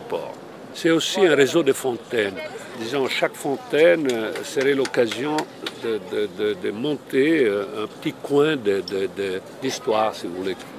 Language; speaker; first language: French; non-native, fluent; Italian